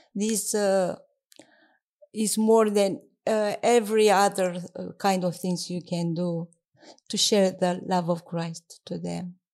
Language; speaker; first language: English; non-native, learner; Romanian